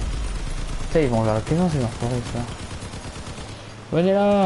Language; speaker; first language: French; native; French